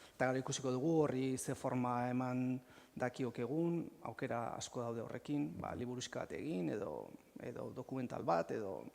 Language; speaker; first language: Basque; native; Basque